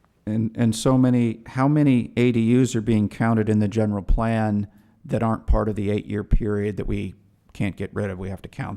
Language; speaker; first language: English; native; English